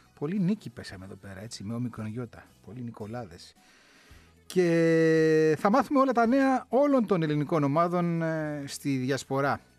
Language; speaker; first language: Greek; native; Greek